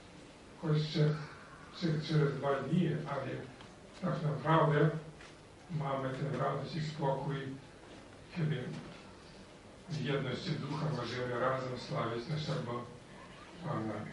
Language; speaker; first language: Polish; non-native, learner; Ukrainian